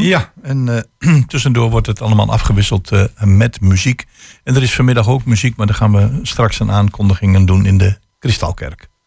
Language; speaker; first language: Dutch; native; Dutch